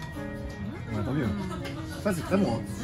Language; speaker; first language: French; native; French